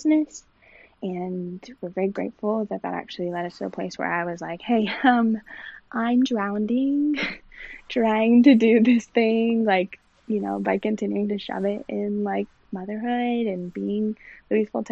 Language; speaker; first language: English; native; English